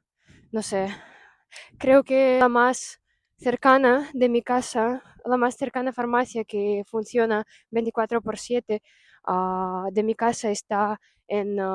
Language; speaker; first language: Spanish; non-native, fluent; Russian